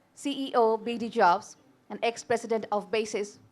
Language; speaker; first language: English; non-native, local second language; Bangla